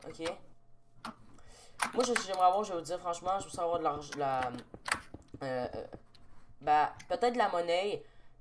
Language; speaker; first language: French; native; French